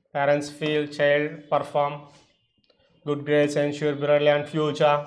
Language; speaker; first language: English; non-native, local second language; Telugu